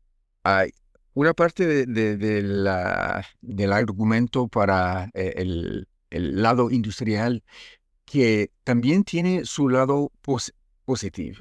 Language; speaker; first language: Spanish; non-native, fluent; French